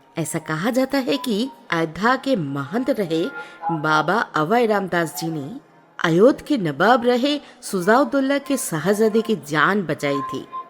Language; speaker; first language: Hindi; non-native, local second language; Bangla